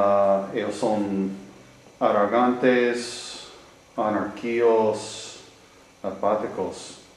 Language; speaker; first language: Spanish; non-native, learner; English